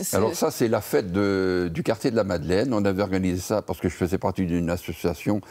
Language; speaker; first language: French; native; French